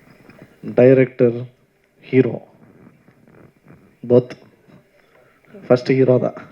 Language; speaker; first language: Tamil; non-native, local second language; Kannada